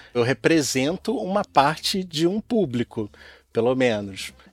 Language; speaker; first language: Portuguese; native; Portuguese